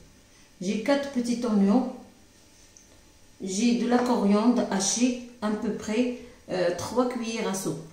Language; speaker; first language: French; non-native, local second language; Arabic